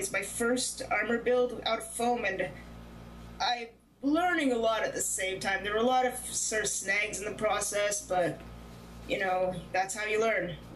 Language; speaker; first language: English; native; English